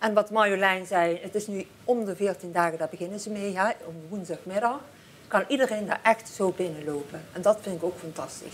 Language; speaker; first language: Dutch; native; Dutch